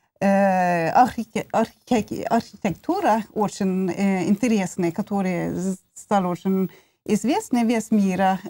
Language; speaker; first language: Russian; non-native, learner; Norwegian